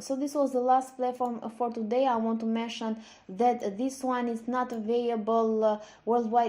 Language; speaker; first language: English; non-native, fluent; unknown